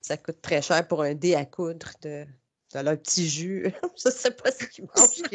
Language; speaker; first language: French; native; French